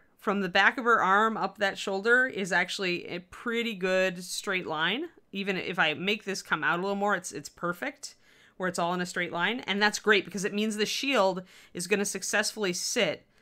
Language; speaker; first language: English; native; English